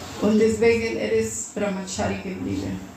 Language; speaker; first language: German; non-native, fluent; Russian